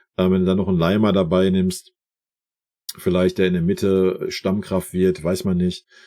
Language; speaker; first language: German; native; German